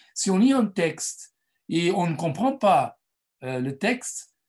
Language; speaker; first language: French; non-native, fluent; Portuguese